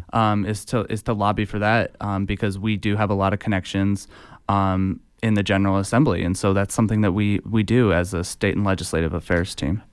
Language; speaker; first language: English; native; English